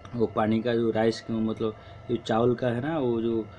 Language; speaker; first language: Hindi; non-native, local second language; Odia